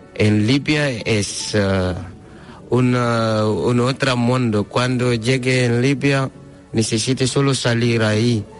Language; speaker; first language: Spanish; non-native, learner; Fula